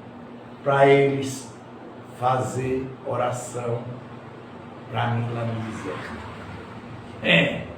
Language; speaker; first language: Portuguese; native; Portuguese